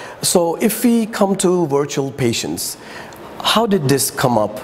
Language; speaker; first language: English; non-native, fluent; Turkish